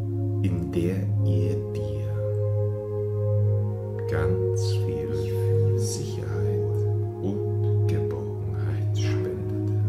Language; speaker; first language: German; native; German